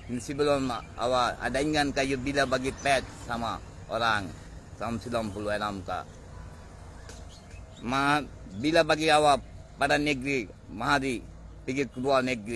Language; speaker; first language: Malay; non-native, learner; Bangla